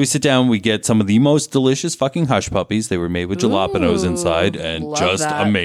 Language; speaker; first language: English; native; English